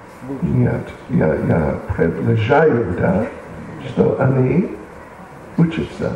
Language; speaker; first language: Russian; non-native, learner; English